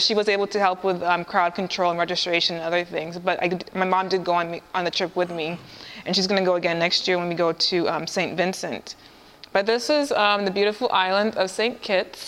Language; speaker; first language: English; native; English